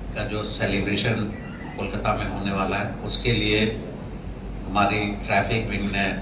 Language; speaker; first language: Hindi; non-native, local second language; Bangla